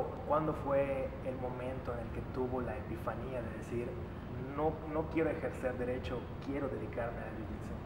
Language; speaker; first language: Spanish; native; Spanish